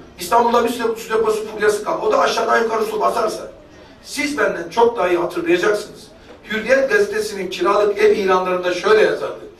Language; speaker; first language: Turkish; native; Turkish